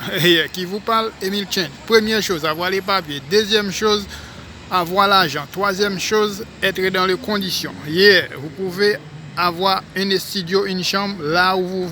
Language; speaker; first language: French; non-native, local second language; Haitian Creole